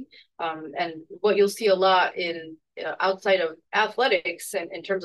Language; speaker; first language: English; native; English